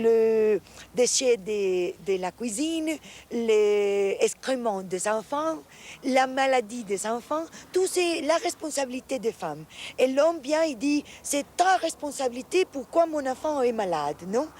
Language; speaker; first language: French; non-native, fluent; Spanish